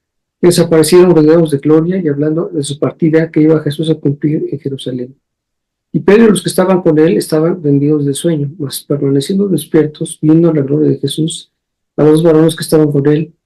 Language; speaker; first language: Spanish; native; Spanish